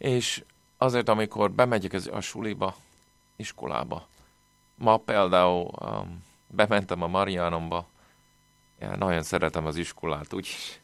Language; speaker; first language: Hungarian; non-native, fluent; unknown